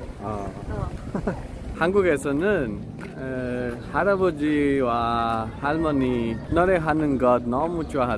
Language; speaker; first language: Korean; non-native, learner; Spanish